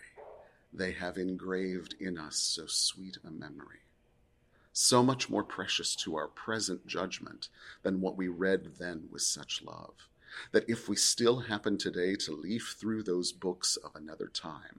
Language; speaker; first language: English; native; English